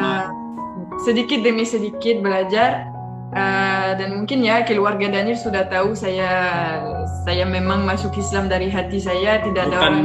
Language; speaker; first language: Indonesian; non-native, fluent; French